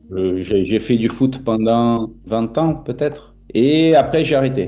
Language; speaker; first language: French; non-native, fluent; Portuguese